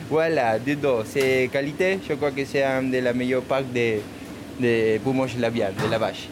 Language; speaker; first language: French; non-native, learner; Spanish